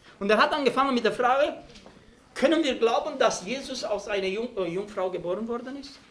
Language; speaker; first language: German; non-native, fluent; Romanian